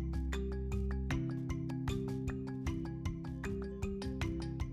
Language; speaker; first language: English; non-native, fluent; Spanish